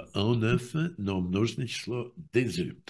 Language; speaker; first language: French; non-native, fluent; Russian